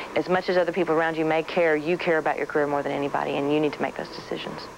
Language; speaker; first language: English; native; English